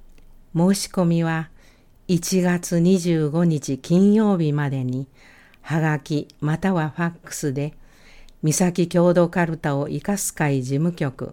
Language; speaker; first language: Japanese; native; Japanese